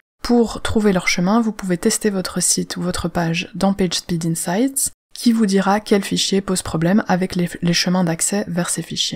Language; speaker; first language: French; native; French